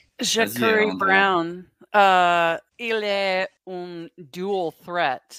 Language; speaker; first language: French; non-native, learner; English